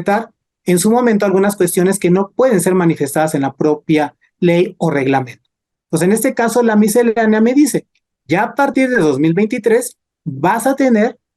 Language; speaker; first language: Spanish; native; Spanish